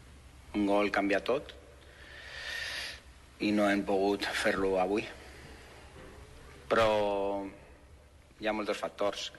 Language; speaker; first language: Catalan; non-native, local second language; Spanish